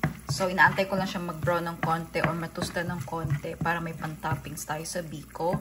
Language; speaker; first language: Filipino; native; Filipino